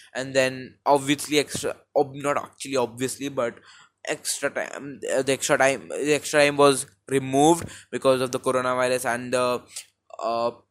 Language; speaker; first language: English; non-native, local second language; Hindi